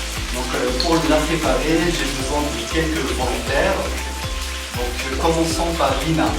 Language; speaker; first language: French; non-native, local second language; Arabic